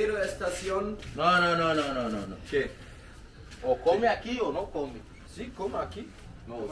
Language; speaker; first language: Spanish; non-native, learner; German